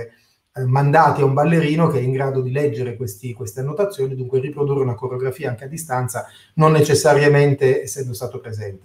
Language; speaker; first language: Italian; native; Italian